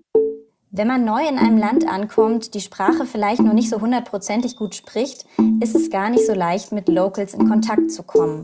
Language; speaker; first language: German; native; German